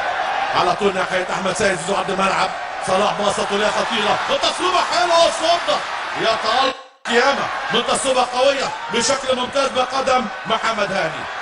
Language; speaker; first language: Arabic; native; Arabic